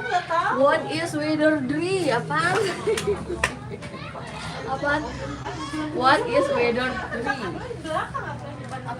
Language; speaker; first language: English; non-native, learner; Indonesian